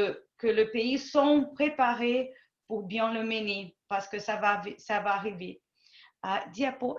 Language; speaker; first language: French; non-native, fluent; Portuguese